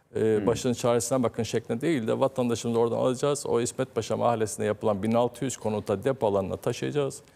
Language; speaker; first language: Turkish; native; Turkish